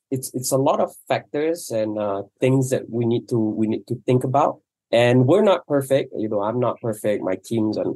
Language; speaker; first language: English; non-native, local second language; Malay